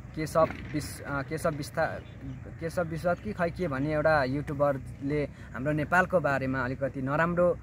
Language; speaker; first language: Nepali; non-native, local second language; Limbu